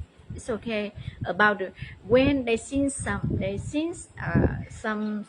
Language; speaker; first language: English; non-native, learner; Vietnamese